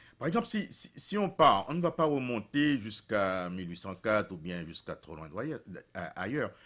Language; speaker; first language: French; non-native, local second language; Haitian Creole